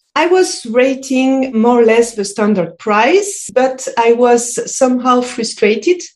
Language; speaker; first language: English; non-native, fluent; French